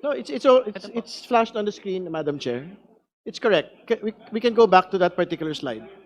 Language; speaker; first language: English; non-native, local second language; Filipino